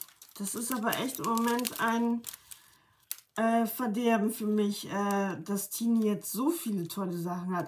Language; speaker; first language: German; native; German